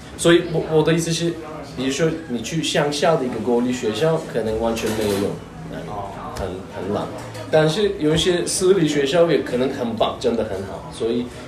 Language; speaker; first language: Chinese; non-native, fluent; Turkish